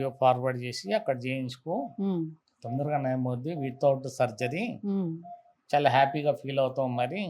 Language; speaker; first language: Telugu; native; Telugu